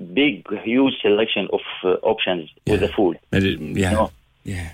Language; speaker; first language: English; non-native, learner; Arabic